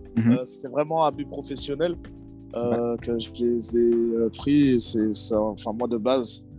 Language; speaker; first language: French; native; French